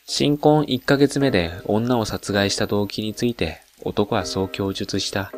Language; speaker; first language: Japanese; native; Japanese